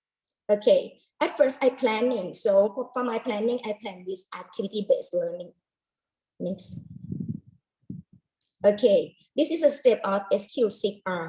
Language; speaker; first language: English; non-native, learner; Thai